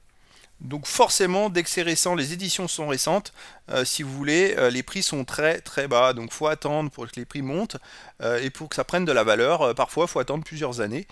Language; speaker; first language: French; native; French